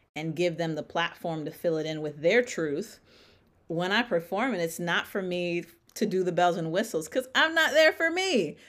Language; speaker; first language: English; native; English